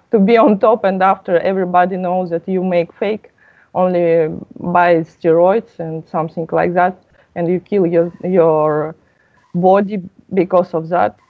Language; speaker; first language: English; non-native, learner; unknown